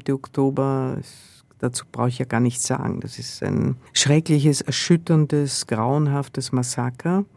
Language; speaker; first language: German; native; German